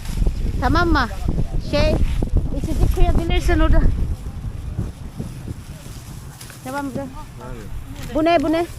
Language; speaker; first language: Turkish; non-native, learner; Filipino